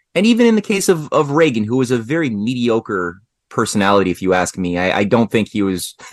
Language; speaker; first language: English; native; English